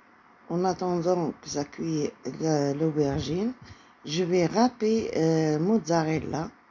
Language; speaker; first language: French; non-native, fluent; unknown